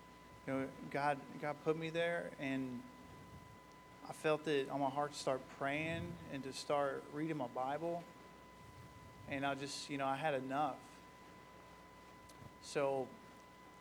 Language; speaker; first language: English; native; English